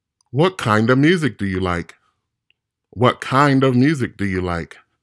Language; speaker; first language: English; native; English